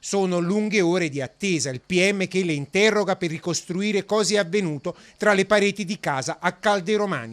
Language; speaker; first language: Italian; native; Italian